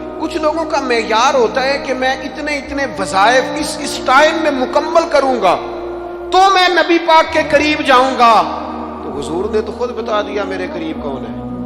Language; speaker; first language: Urdu; non-native, local second language; Punjabi